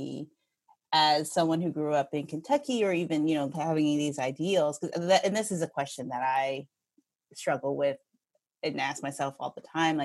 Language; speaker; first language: English; early bilingual, other home language; Filipino